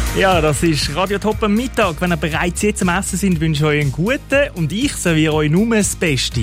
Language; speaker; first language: German; native; German